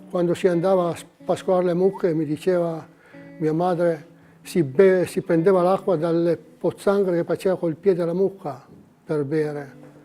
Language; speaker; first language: Italian; native; Italian